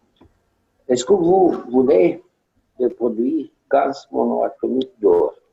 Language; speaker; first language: French; non-native, learner; Romanian